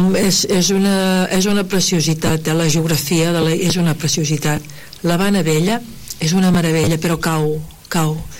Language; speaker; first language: Catalan; early bilingual, heritage; Catalan